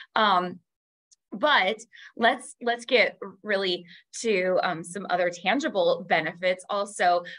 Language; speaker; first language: English; native; English